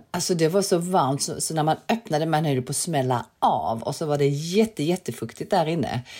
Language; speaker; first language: Swedish; native; Swedish